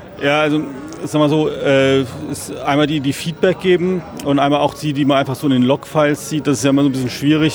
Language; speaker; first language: German; native; German